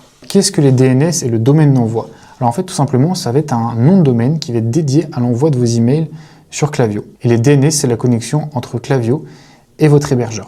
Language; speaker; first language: French; native; French